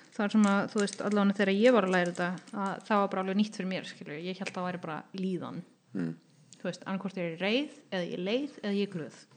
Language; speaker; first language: Icelandic; non-native, fluent; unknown